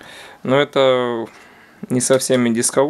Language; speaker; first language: Russian; non-native, local second language; Ukrainian